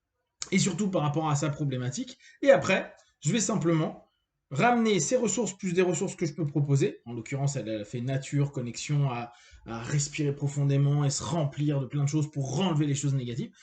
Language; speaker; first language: French; native; French